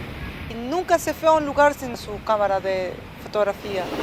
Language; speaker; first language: Spanish; non-native, fluent; Arabic